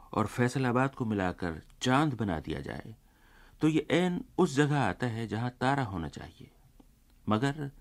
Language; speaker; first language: Urdu; native; Urdu